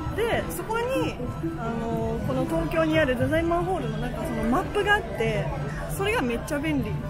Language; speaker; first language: Japanese; early bilingual, other home language; Chinese